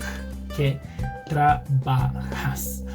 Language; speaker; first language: Spanish; non-native, fluent; English